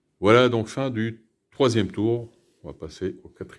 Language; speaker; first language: French; native; French